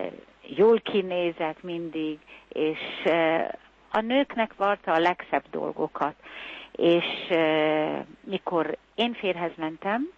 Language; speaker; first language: Hungarian; early bilingual, heritage; Hungarian